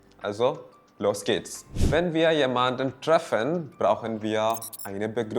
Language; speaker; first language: German; non-native, fluent; Malayalam